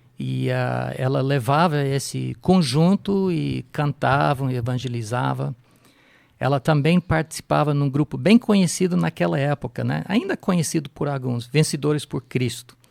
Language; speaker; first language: Portuguese; non-native, fluent; English